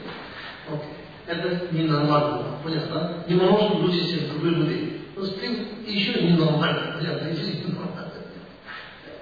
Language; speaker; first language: Russian; non-native, learner; Tibetan